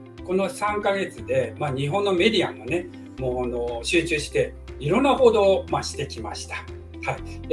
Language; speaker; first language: Japanese; non-native, fluent; Chinese